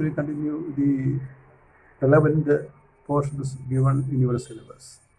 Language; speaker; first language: English; non-native, local second language; Malayalam